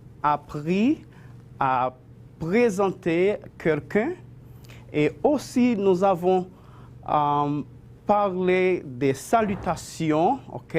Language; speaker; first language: French; non-native, fluent; Spanish